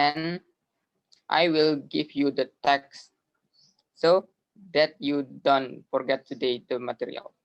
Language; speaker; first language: English; non-native, learner; Indonesian